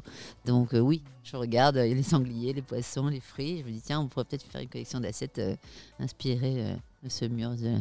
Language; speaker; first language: French; native; French